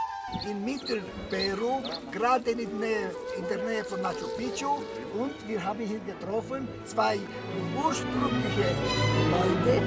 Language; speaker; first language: German; non-native, learner; Romanian